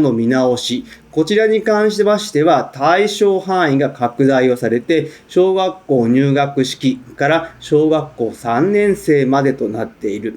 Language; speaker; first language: Japanese; native; Japanese